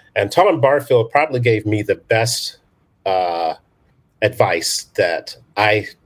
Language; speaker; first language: English; native; English